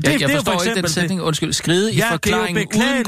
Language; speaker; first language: Danish; native; Danish